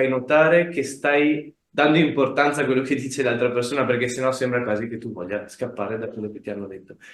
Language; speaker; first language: Italian; native; Italian